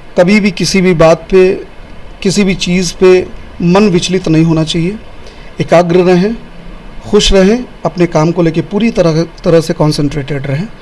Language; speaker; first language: Hindi; non-native, local second language; Bhojpuri